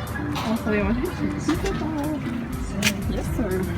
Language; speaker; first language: French; native; French